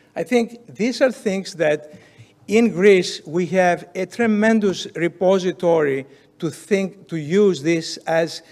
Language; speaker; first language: English; non-native, fluent; Greek